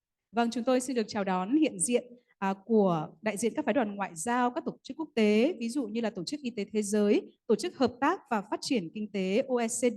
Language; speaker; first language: Vietnamese; native; Vietnamese